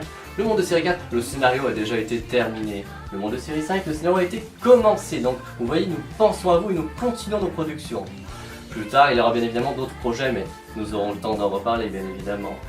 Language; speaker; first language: French; native; French